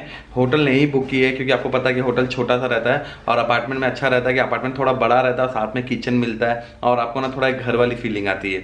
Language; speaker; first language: Hindi; native; Hindi